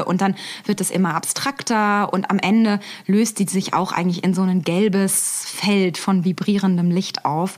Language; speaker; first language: German; native; German